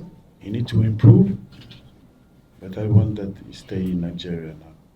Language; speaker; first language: English; non-native, learner; French